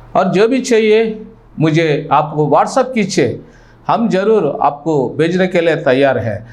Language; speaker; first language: Hindi; non-native, local second language; Telugu